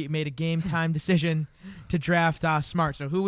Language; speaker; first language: English; native; English